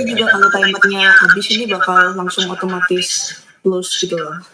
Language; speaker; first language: Indonesian; native; Indonesian